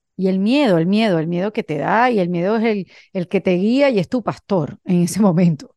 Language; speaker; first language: Spanish; native; Spanish